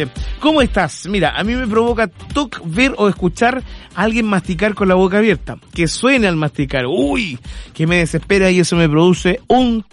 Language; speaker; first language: Spanish; native; Spanish